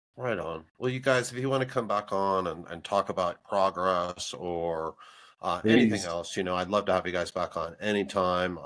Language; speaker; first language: English; native; English